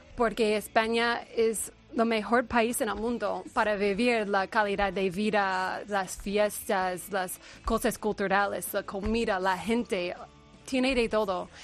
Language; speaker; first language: Spanish; non-native, fluent; English